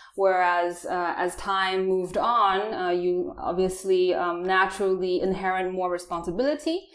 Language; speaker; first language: English; non-native, fluent; Chinese